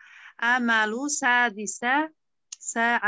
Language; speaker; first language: Arabic; non-native, learner; Uzbek